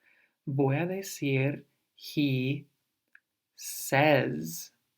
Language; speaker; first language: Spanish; non-native, fluent; English